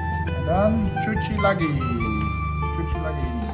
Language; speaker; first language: Indonesian; non-native, learner; Dutch